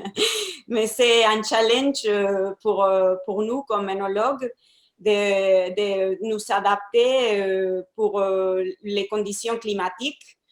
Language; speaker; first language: French; non-native, fluent; Spanish